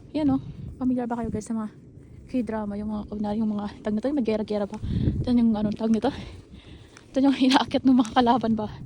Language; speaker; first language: Filipino; native; Filipino